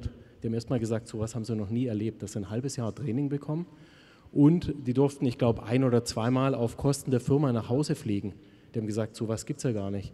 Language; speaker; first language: German; native; German